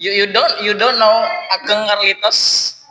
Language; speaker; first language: English; non-native, learner; Indonesian